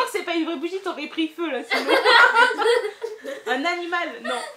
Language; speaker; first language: French; native; French